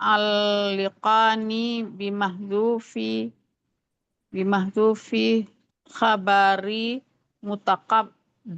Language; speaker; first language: Arabic; non-native, learner; Indonesian